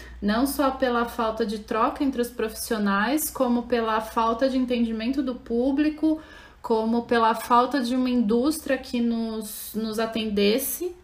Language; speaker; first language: Portuguese; native; Portuguese